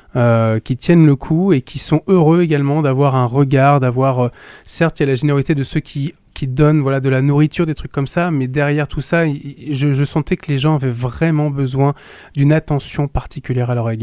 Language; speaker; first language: French; native; French